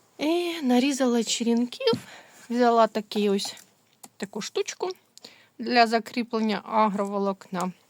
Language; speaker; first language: Ukrainian; non-native, local second language; Russian